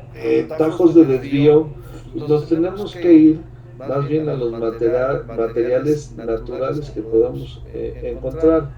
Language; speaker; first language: Spanish; native; Spanish